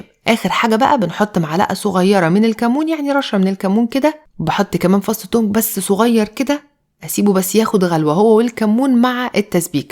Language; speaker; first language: Arabic; native; Arabic